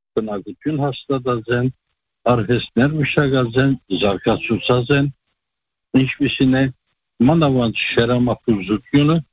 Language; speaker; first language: Armenian; native; Armenian